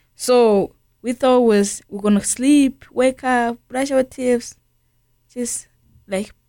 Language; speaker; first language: English; early bilingual, other home language; Rundi